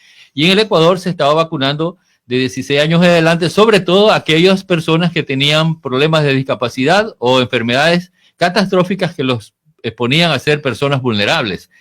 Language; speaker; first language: Spanish; native; Spanish